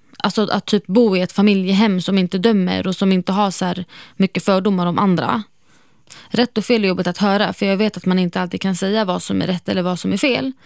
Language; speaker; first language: Swedish; non-native, fluent; Arabic